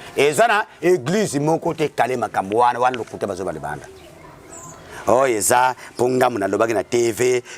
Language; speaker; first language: Lingala; non-native, local second language; Kongo